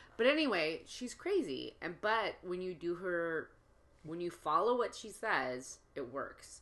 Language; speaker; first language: English; native; English